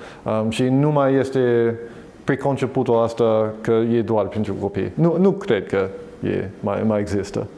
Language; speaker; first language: Romanian; non-native, learner; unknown